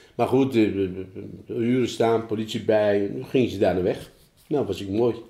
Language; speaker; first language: Dutch; non-native, fluent; Persian